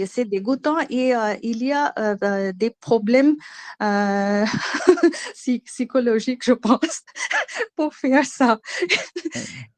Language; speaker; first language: French; non-native, learner; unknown